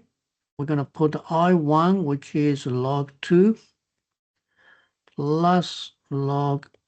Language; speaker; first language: English; non-native, fluent; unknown